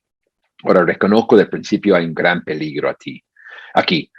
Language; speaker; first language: Spanish; non-native, fluent; English